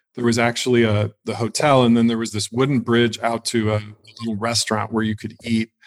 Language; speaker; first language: English; native; English